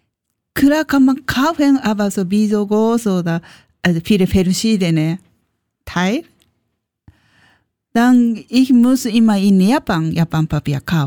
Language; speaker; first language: German; non-native, learner; Japanese